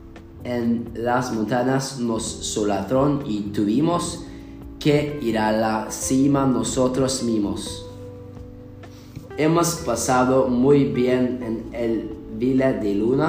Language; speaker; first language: Spanish; non-native, learner; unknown